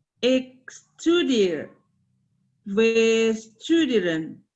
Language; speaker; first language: Dutch; non-native, learner; Indonesian